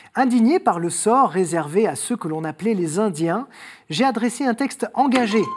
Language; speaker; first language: French; native; French